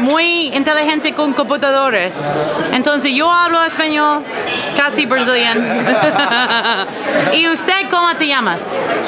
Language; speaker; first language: Spanish; non-native, fluent; English